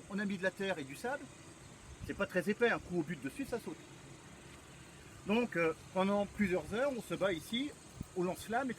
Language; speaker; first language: French; native; French